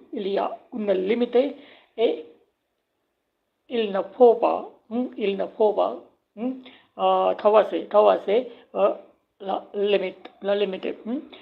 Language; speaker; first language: French; non-native, learner; Punjabi